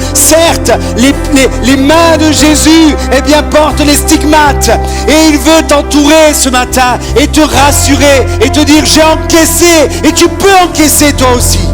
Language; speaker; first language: French; native; French